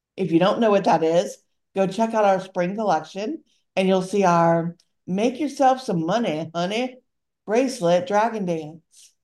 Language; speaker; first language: English; native; English